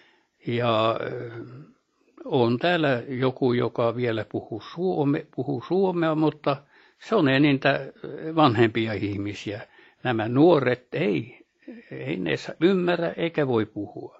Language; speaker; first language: Finnish; early bilingual, heritage; Finnish